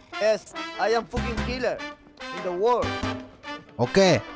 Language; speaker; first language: English; non-native, learner; Spanish